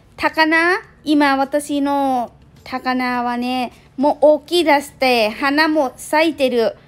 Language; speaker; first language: Japanese; non-native, learner; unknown